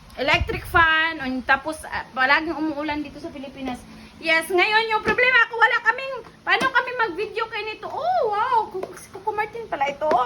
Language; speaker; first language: Filipino; non-native, local second language; Cebuano